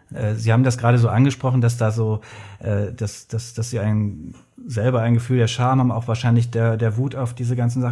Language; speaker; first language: German; native; German